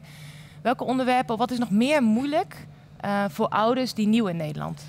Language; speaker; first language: Dutch; native; Dutch